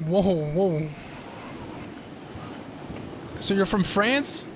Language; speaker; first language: English; native; English